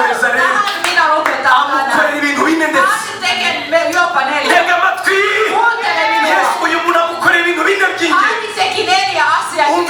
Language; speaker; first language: Finnish; non-native, learner; Kinyarwanda